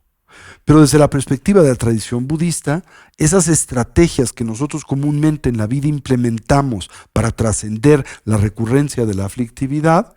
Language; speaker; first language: Spanish; native; Spanish